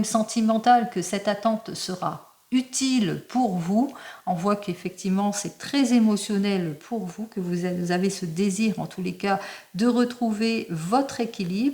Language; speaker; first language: French; native; French